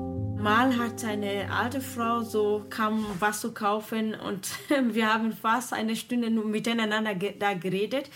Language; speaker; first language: German; non-native, fluent; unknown